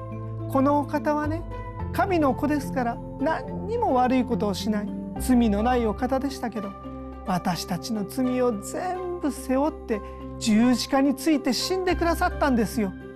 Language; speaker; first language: Japanese; native; Japanese